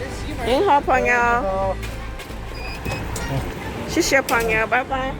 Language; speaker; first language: Chinese; non-native, learner; English